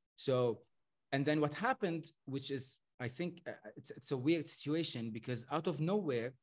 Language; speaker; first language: English; non-native, fluent; Arabic